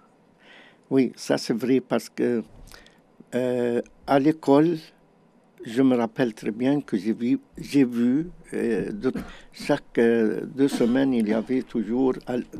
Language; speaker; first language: French; non-native, fluent; Arabic